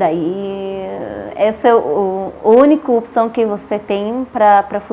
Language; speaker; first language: Portuguese; non-native, fluent; Arabic